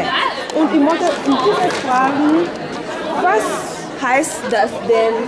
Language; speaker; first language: German; non-native, learner; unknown